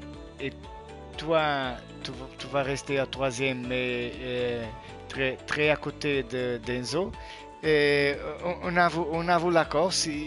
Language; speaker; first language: French; non-native, learner; Portuguese